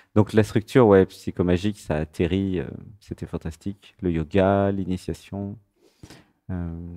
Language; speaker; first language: French; native; French